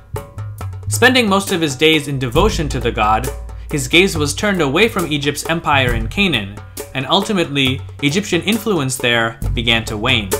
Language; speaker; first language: English; native; English